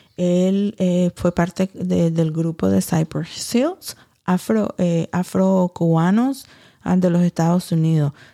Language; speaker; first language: Spanish; early bilingual, heritage; Spanish